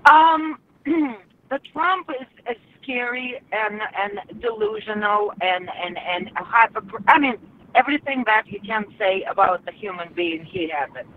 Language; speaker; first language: English; non-native, fluent; Russian